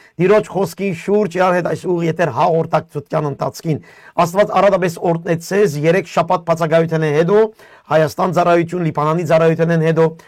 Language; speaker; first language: Armenian; early bilingual, heritage; Armenian